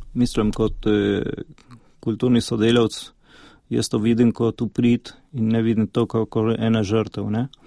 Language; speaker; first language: Slovenian; early bilingual, heritage; Slovenian